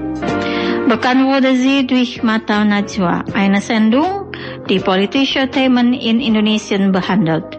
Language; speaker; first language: German; non-native, fluent; Indonesian